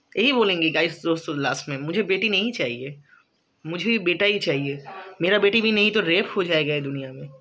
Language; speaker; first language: Hindi; non-native, local second language; Bangla